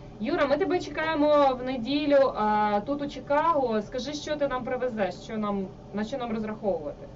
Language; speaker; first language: Ukrainian; native; Ukrainian